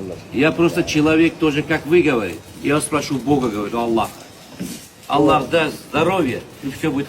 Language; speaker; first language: Russian; non-native, learner; Uzbek